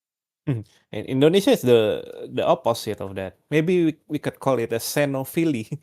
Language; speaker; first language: English; non-native, learner; Indonesian